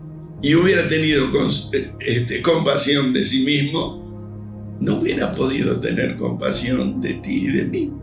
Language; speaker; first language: Spanish; native; Spanish